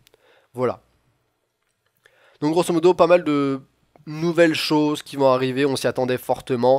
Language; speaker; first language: French; native; French